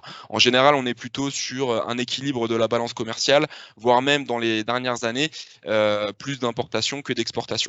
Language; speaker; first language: French; native; French